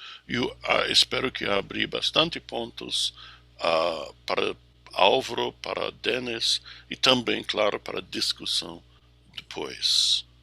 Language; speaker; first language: Portuguese; non-native, fluent; English